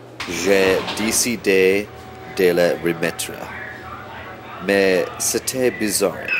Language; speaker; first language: French; non-native, learner; English